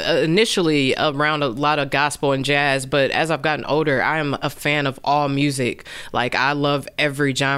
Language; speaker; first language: English; native; English